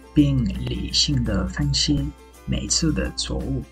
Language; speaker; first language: Chinese; non-native, fluent; Italian